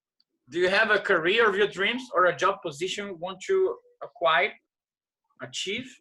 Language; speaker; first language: English; non-native, fluent; Portuguese